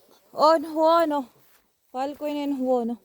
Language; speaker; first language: Finnish; non-native, learner; Filipino